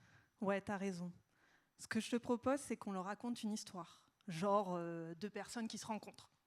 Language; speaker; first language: French; native; French